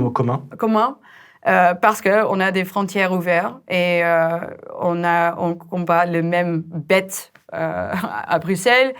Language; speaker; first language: French; non-native, fluent; Dutch